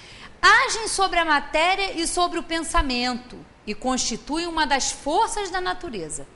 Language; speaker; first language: Portuguese; native; Portuguese